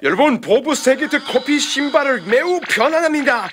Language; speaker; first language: Korean; early bilingual, other home language; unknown